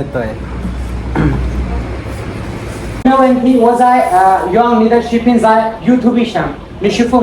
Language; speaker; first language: Chinese; non-native, learner; Hindi